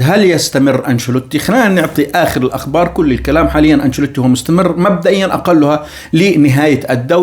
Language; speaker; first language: Arabic; native; Arabic